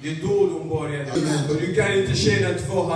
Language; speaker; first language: Swedish; non-native, fluent; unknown